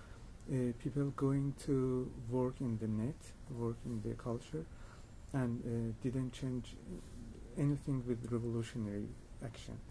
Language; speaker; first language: English; non-native, learner; Persian